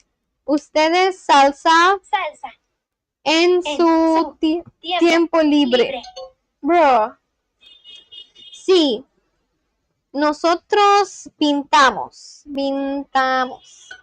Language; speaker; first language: Spanish; non-native, learner; Bangla